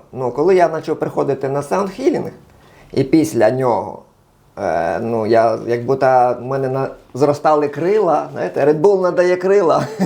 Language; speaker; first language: Ukrainian; non-native, local second language; Russian